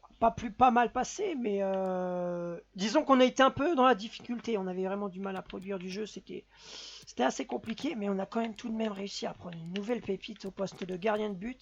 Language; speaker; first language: French; native; French